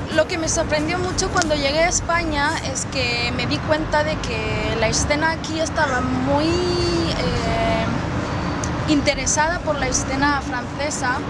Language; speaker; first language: Spanish; non-native, fluent; French